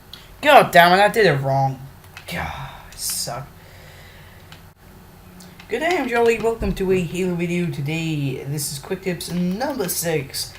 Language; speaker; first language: English; native; English